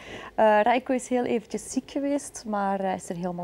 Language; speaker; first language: Dutch; native; Dutch